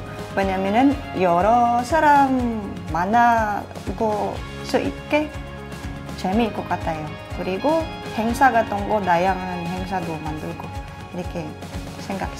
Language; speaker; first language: Korean; non-native, learner; Bangla